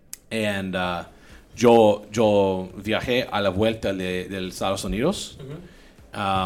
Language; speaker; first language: Spanish; non-native, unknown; English